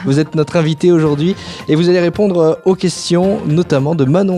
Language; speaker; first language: French; native; French